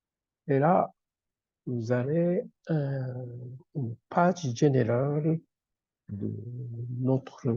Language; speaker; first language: French; non-native, fluent; Japanese